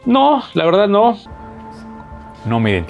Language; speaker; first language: Spanish; native; Spanish